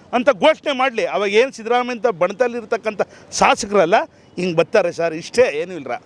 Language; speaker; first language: Kannada; native; Kannada